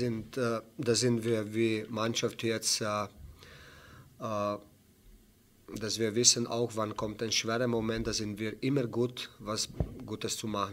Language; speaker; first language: German; non-native, fluent; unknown